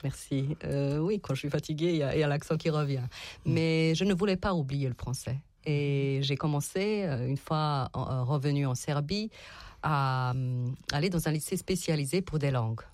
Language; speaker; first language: French; non-native, fluent; Serbian